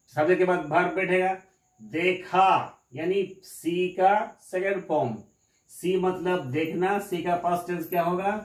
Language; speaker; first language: Hindi; non-native, local second language; Bangla